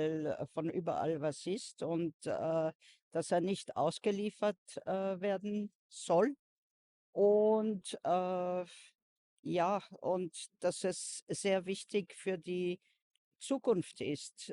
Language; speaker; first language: German; non-native, fluent; French